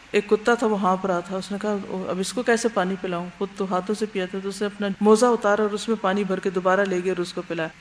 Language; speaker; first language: Urdu; native; Urdu